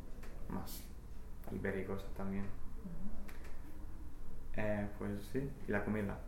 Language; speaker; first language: Spanish; non-native, fluent; English